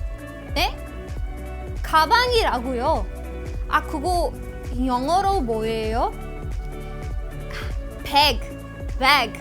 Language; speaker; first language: Korean; non-native, fluent; Hindi